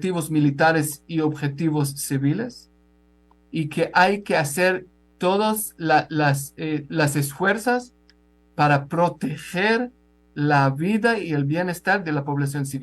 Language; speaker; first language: Spanish; non-native, fluent; Hebrew